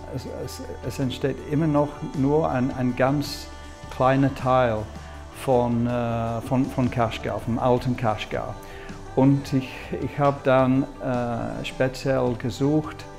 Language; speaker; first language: German; non-native, fluent; English